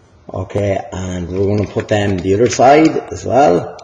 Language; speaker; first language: English; native; English